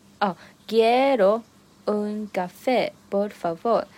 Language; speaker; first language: Spanish; non-native, learner; Chinese